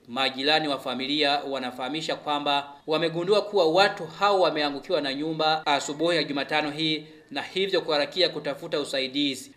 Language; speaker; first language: Swahili; non-native, local second language; Rundi